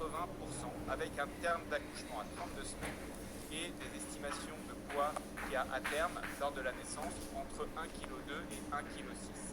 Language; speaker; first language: French; native; French